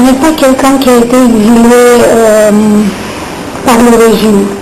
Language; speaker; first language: French; non-native, learner; Romanian